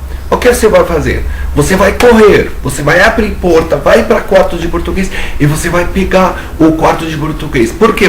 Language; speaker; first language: Portuguese; non-native, fluent; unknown